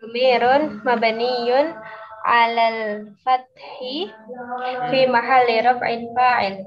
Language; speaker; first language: Arabic; non-native, learner; Indonesian